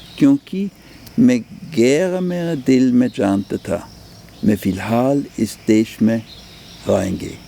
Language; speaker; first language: Hindi; non-native, fluent; German